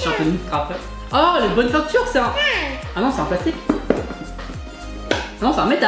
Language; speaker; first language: French; native; French